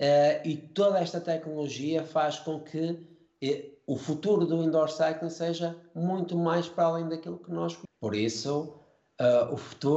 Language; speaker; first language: Portuguese; native; Portuguese